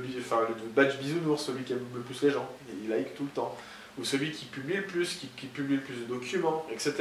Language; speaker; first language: French; native; French